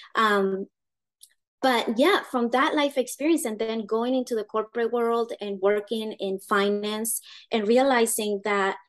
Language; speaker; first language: English; early bilingual, other home language; Spanish